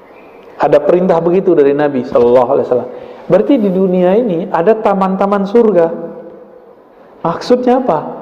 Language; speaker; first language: Indonesian; native; Indonesian